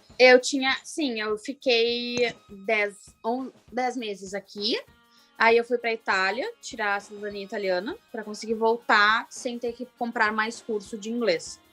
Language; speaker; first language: Portuguese; native; Portuguese